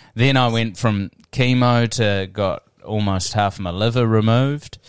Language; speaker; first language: English; native; English